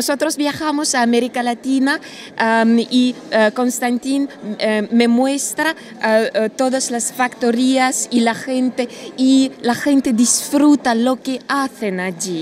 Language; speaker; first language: Spanish; non-native, learner; Russian